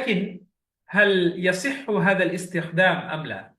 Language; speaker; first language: Arabic; non-native, fluent; Bangla